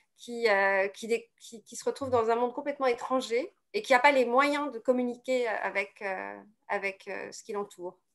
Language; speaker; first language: French; native; French